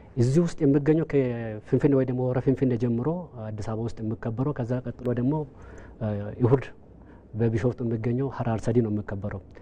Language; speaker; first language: Amharic; non-native, local second language; Oromo